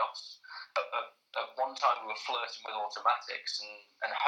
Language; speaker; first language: English; native; English